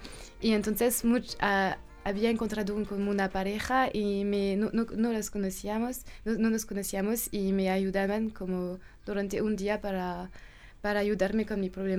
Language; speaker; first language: Spanish; non-native, learner; French